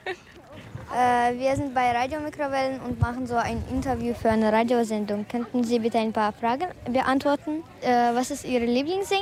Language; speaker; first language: German; non-native, learner; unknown